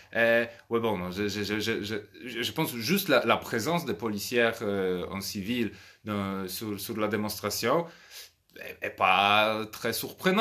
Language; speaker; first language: French; non-native, fluent; Polish